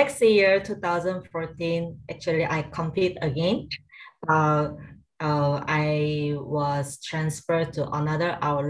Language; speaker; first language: English; non-native, learner; Korean